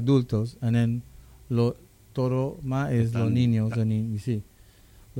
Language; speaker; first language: Spanish; non-native, local second language; English